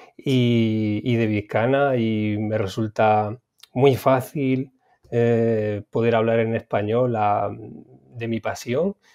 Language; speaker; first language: Spanish; native; Spanish